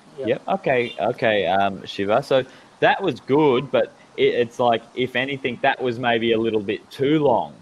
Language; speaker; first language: English; native; English